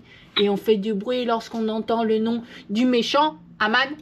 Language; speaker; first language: French; native; French